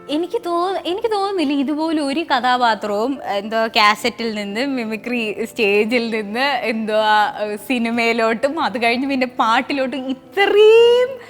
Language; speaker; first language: Malayalam; native; Malayalam